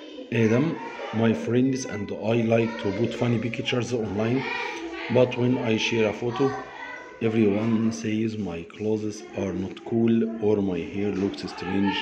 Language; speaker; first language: English; non-native, fluent; Arabic